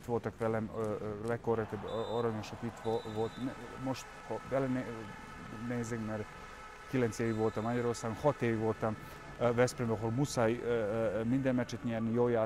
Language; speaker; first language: Hungarian; non-native, fluent; Serbian